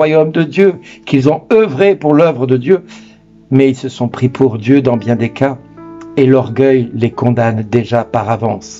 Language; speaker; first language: French; native; French